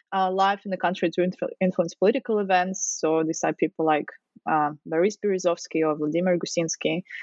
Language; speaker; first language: English; non-native, fluent; Russian